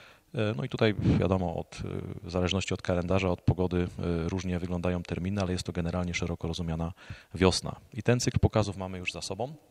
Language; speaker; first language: Polish; native; Polish